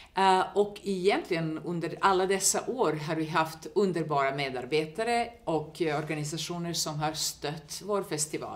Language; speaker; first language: Swedish; non-native, fluent; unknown